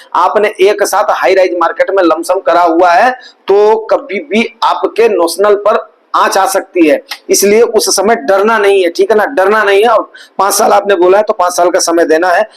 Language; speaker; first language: Hindi; non-native, local second language; Gujarati